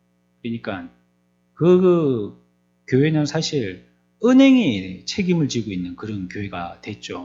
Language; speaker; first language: Korean; native; Korean